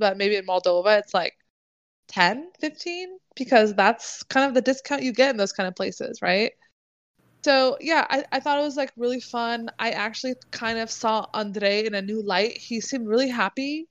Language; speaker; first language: English; native; English